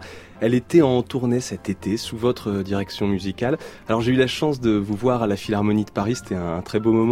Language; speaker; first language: French; native; French